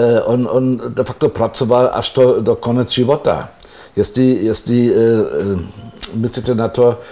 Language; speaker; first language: Czech; non-native, fluent; German